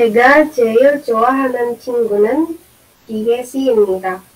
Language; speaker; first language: Korean; non-native, learner; Indonesian